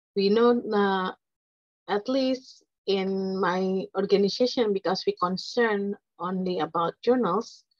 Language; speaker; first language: English; non-native, fluent; Indonesian